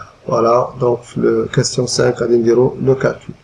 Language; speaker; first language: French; non-native, local second language; Arabic